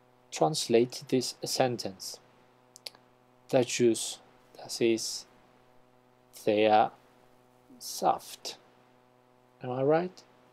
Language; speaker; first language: German; non-native, learner; Spanish